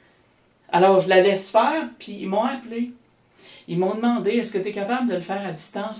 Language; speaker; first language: French; native; French